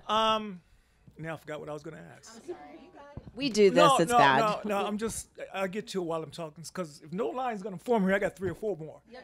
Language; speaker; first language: English; native; English